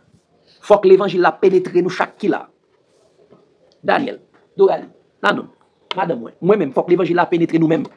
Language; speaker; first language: French; non-native, local second language; Haitian Creole